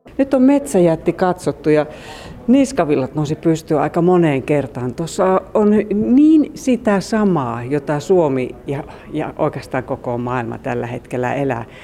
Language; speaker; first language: Finnish; native; Finnish